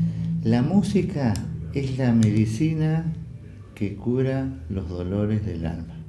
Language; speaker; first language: Spanish; native; Spanish